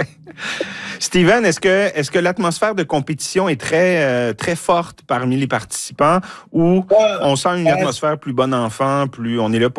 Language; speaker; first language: French; native; French